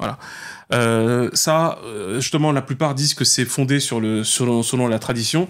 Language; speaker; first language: French; native; French